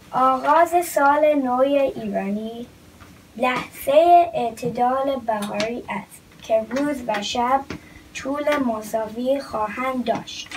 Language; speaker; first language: Persian; early bilingual, heritage; Persian